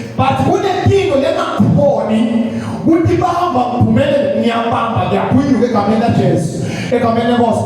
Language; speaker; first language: Zulu; non-native, local second language; Swati